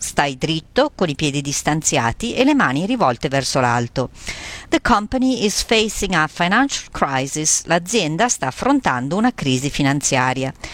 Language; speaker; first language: Italian; native; Italian